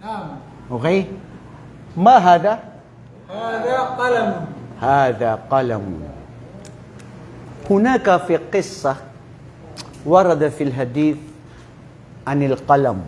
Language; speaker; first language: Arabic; non-native, fluent; Filipino